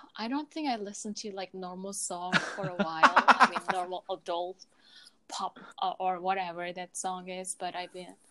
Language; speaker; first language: English; non-native, fluent; Mongolian